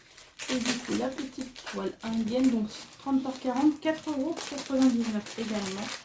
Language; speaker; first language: French; native; French